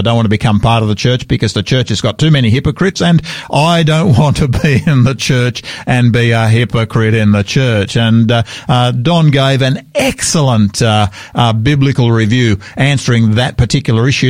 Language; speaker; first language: English; native; English